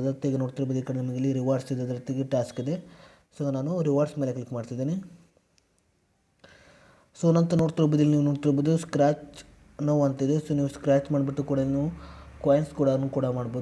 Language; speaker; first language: Kannada; native; Kannada